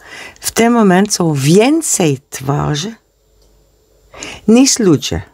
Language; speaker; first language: Polish; non-native, learner; Dutch